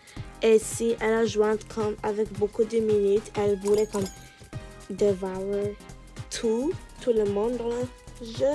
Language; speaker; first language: French; non-native, learner; English